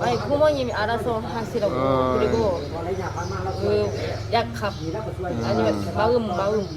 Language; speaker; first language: Korean; non-native, learner; Lao